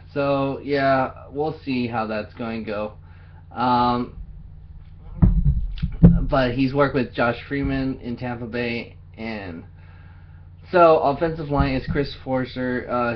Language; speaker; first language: English; native; English